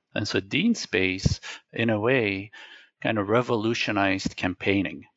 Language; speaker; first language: English; non-native, fluent; Dutch